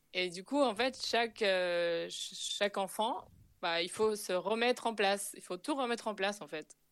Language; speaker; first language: French; non-native, fluent; Spanish